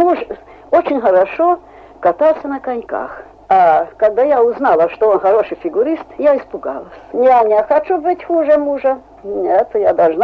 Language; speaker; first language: Russian; non-native, fluent; Hungarian